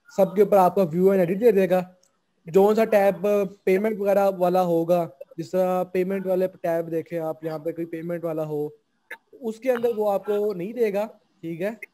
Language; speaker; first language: Urdu; non-native, local second language; Punjabi